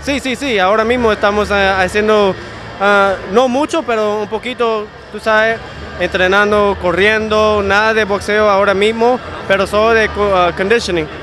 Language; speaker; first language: Spanish; early bilingual, heritage; Spanish